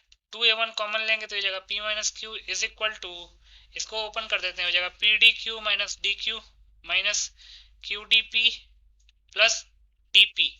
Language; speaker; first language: Hindi; native; Hindi